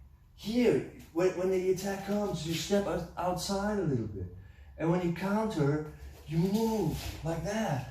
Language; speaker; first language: English; non-native, fluent; German